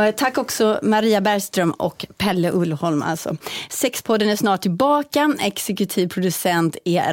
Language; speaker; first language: Swedish; native; Swedish